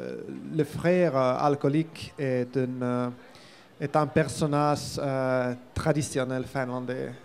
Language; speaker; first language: French; non-native, learner; Finnish